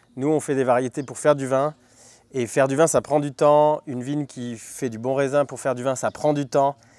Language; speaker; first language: French; native; French